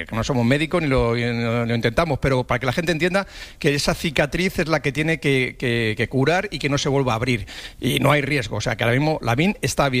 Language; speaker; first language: Spanish; native; Spanish